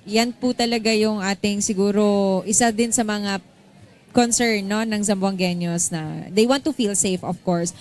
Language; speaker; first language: Filipino; non-native, local second language; Chavacano